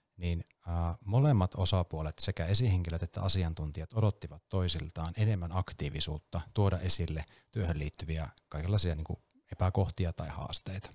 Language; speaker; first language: Finnish; native; Finnish